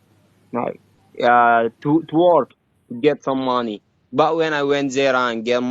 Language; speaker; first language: English; non-native, learner; Arabic